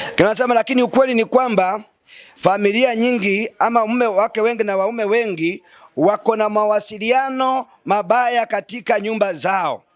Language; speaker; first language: Swahili; non-native, local second language; Gusii